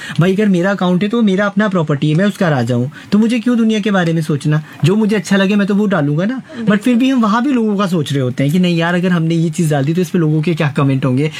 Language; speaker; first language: Hindi; native; Hindi